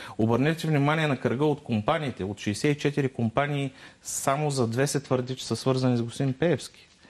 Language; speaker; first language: Bulgarian; non-native, local second language; Turkish